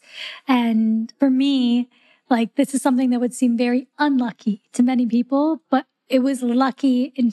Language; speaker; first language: English; native; English